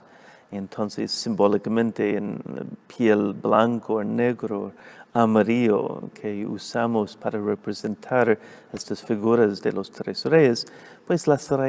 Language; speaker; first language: Spanish; non-native, fluent; English